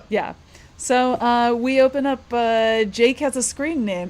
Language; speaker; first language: English; native; English